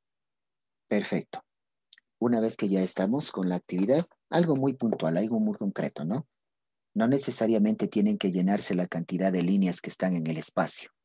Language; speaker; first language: Spanish; native; Spanish